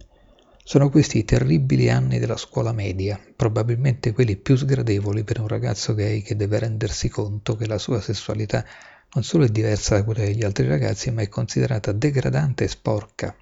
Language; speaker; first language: Italian; native; Italian